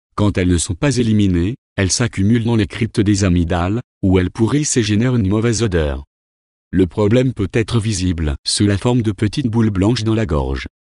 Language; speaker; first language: French; non-native, local second language; Wolof